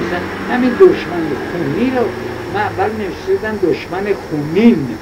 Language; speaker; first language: Persian; native; Persian